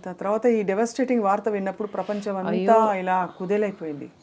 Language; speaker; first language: Telugu; native; Telugu